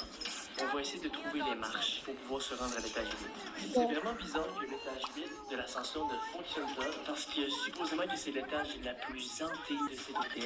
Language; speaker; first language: French; native; French